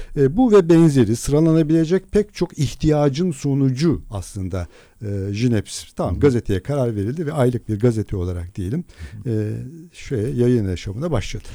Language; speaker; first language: Turkish; non-native, local second language; Adyghe